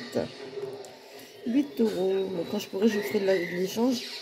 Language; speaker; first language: French; native; French